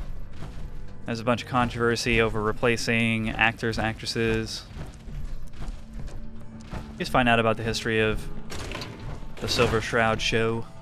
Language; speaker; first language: English; native; English